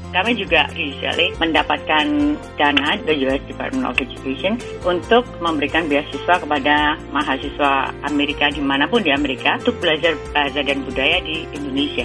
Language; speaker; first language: Indonesian; native; Indonesian